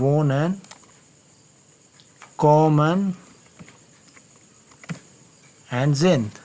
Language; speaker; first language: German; non-native, learner; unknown